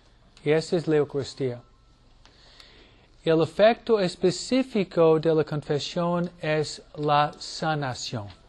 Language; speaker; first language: Spanish; non-native, fluent; English